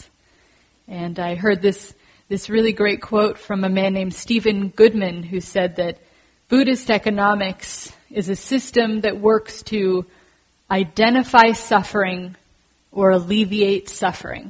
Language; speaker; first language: English; native; English